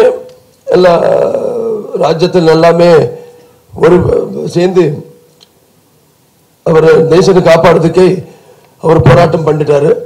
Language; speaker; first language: Tamil; non-native, local second language; Telugu